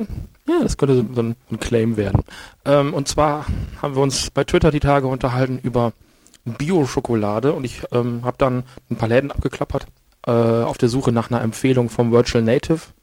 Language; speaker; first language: German; native; German